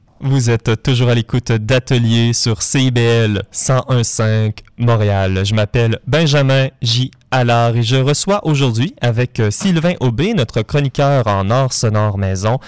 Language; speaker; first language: French; native; French